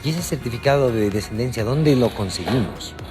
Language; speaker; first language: Spanish; native; Spanish